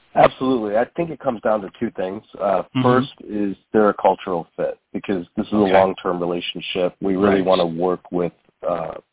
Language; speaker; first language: English; native; English